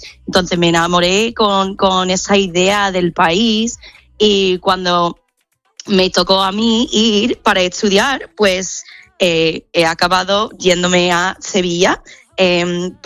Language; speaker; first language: Spanish; non-native, fluent; English